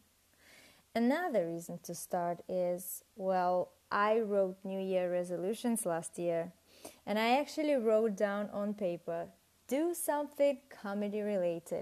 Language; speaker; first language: English; non-native, fluent; Russian